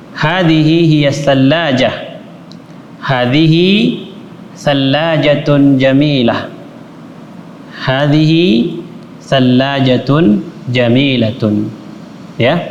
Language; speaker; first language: Arabic; non-native, fluent; Indonesian